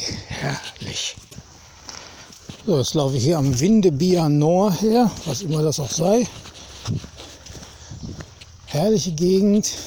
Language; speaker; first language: German; native; German